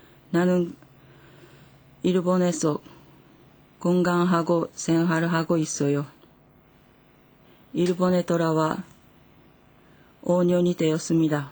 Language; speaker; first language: Korean; non-native, fluent; Japanese